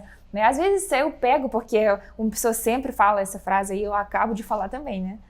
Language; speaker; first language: Portuguese; non-native, fluent; Russian